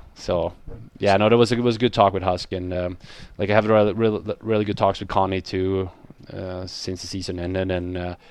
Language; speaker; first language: English; non-native, fluent; Swedish